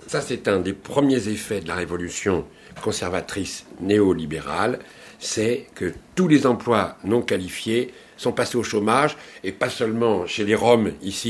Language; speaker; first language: French; native; French